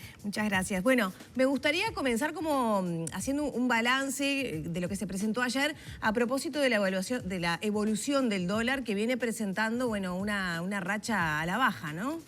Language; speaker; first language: Spanish; native; Spanish